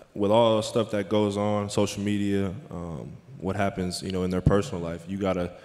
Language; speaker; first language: English; native; English